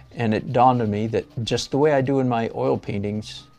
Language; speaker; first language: English; native; English